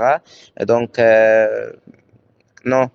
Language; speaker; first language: French; non-native, learner; Arabic